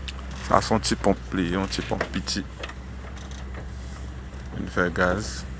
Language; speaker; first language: French; non-native, learner; Haitian Creole